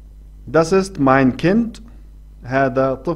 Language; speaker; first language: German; non-native, fluent; Arabic